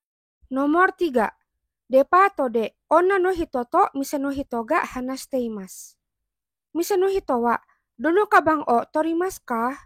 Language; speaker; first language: Japanese; non-native, fluent; Indonesian